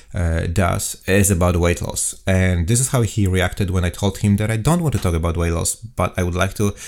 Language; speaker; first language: English; non-native, fluent; Polish